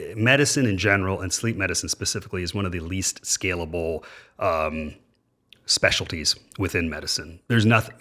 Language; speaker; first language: English; native; English